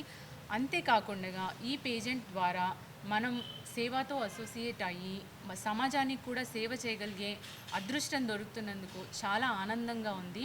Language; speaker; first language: Telugu; native; Telugu